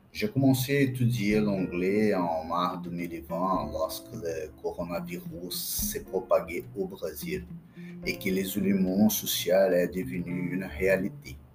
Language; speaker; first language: French; non-native, learner; Portuguese